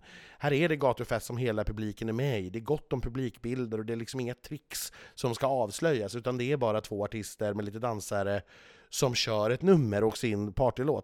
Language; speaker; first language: Swedish; native; Swedish